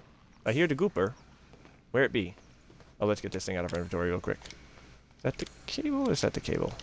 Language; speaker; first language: English; native; English